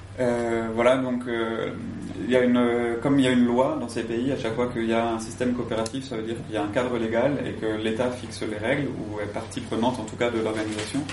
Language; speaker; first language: French; native; French